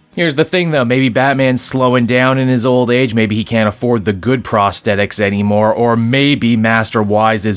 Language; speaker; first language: English; native; English